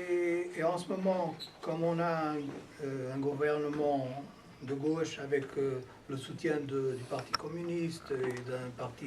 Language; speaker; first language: French; non-native, fluent; Portuguese